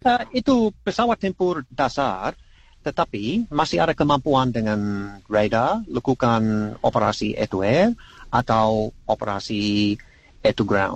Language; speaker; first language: Indonesian; non-native, learner; English